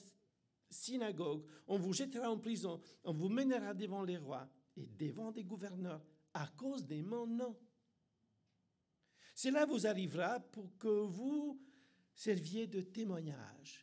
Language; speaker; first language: French; non-native, fluent; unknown